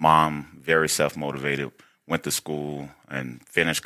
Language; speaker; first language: English; native; English